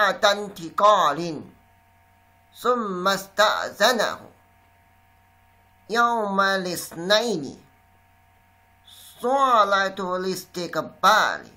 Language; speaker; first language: Arabic; non-native, learner; Chinese